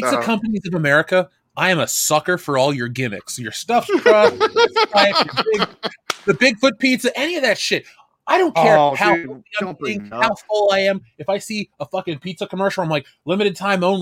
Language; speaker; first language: English; native; English